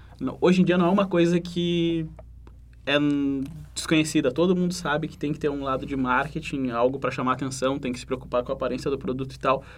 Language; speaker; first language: Portuguese; native; Portuguese